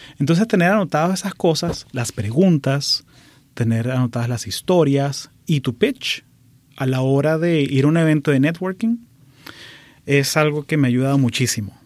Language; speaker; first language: Spanish; native; Spanish